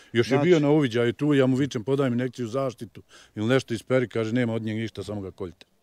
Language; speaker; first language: Croatian; native; Croatian